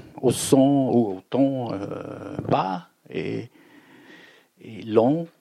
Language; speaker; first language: French; non-native, fluent; German